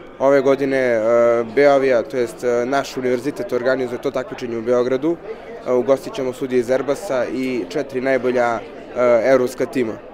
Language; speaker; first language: Serbian; native; Serbian